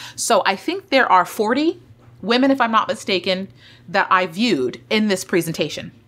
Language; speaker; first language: English; native; English